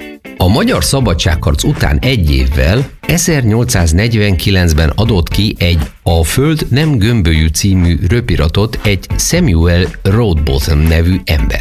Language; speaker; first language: Hungarian; native; Hungarian